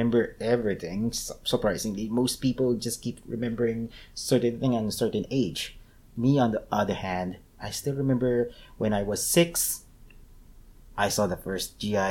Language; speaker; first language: English; non-native, local second language; Filipino